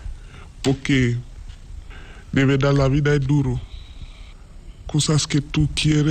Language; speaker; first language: Spanish; non-native, learner; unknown